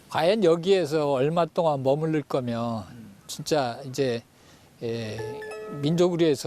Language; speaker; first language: Korean; native; Korean